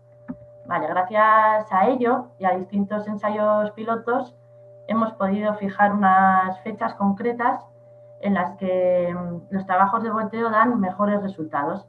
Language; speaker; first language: Spanish; native; Spanish